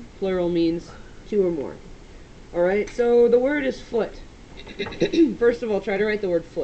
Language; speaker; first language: English; native; English